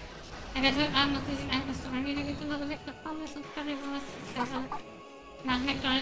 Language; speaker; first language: German; early bilingual, other home language; Japanese